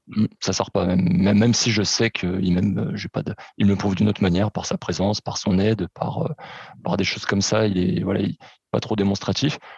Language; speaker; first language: French; early bilingual, other home language; Portuguese